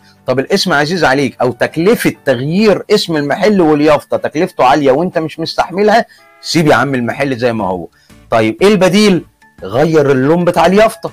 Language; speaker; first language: Arabic; native; Arabic